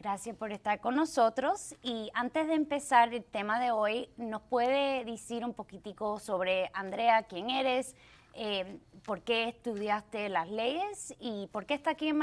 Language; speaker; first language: Spanish; early bilingual, heritage; Spanish